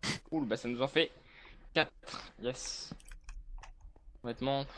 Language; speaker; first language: French; native; French